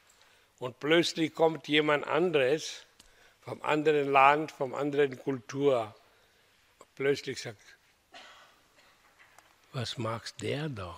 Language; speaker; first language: German; non-native, fluent; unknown